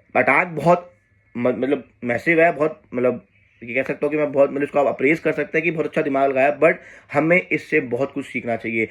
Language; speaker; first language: Hindi; native; Hindi